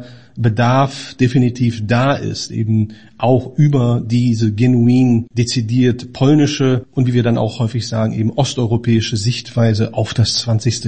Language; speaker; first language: German; native; German